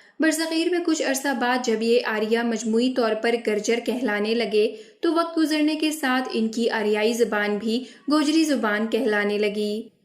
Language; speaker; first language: Urdu; non-native, local second language; Gujari